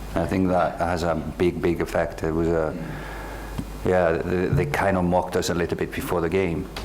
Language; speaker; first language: English; non-native, fluent; Icelandic